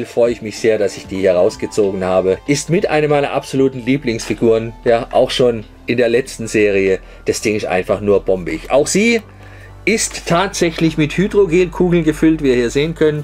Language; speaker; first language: German; native; German